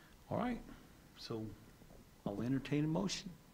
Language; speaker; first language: English; native; English